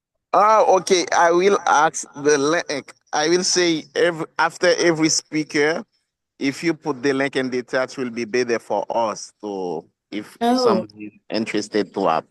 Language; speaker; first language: English; non-native, learner; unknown